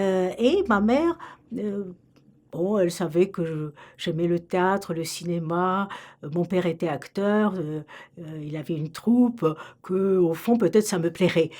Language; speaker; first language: French; native; French